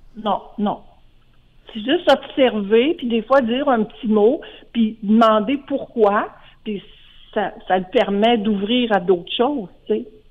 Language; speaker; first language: French; native; French